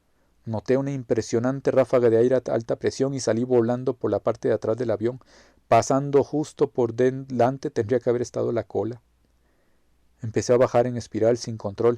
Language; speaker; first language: Spanish; native; Spanish